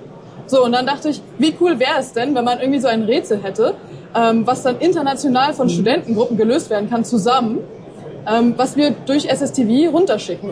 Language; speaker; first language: German; native; German